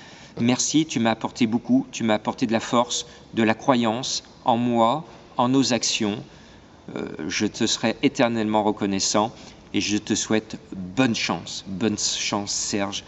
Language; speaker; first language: French; native; French